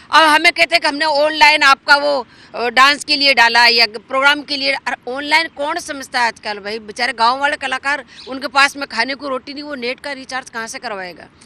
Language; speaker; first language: Hindi; native; Hindi